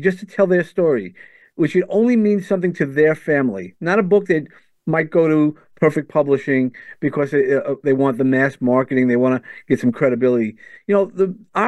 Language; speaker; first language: English; native; English